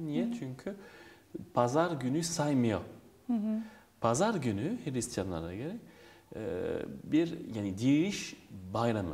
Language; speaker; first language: Turkish; non-native, fluent; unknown